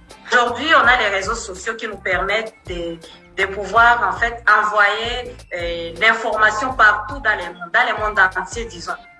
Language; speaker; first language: French; non-native, local second language; Swahili